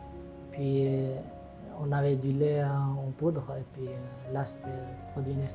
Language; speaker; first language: French; non-native, fluent; Tigrinya